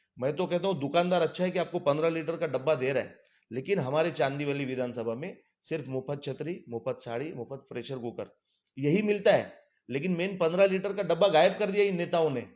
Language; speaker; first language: Hindi; non-native, local second language; Gujarati